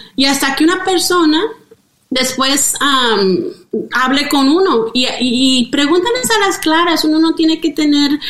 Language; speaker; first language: Spanish; early bilingual, heritage; Spanish